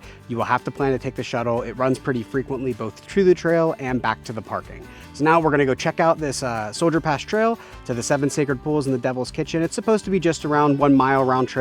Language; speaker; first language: English; native; English